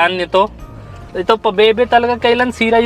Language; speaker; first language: Filipino; non-native, learner; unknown